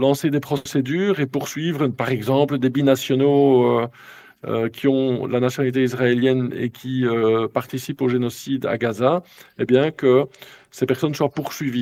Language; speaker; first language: French; native; French